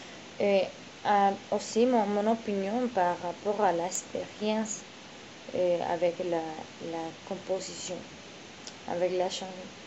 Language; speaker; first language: French; non-native, learner; Spanish